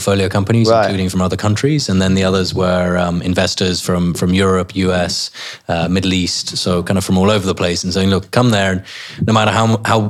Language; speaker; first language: English; native; English